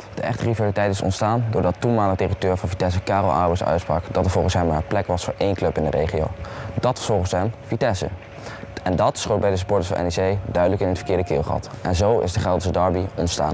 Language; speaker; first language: Dutch; native; Dutch